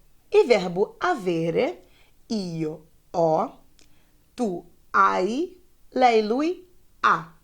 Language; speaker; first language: Italian; non-native, fluent; Portuguese